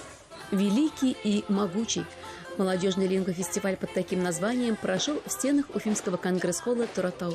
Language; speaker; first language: Russian; native; Russian